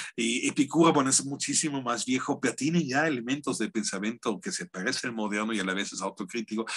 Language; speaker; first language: Spanish; non-native, fluent; German